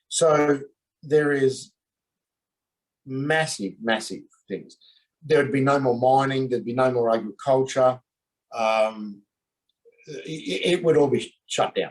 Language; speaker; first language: English; native; English